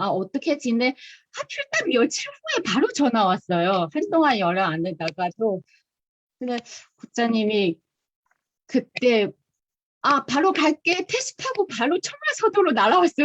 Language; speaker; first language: Korean; non-native, fluent; Chinese